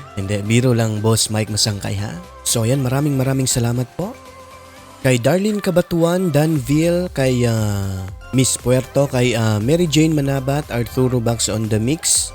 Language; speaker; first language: Filipino; non-native, local second language; Cebuano